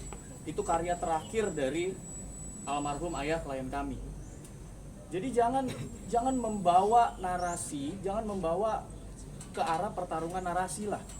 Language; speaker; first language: Indonesian; native; Indonesian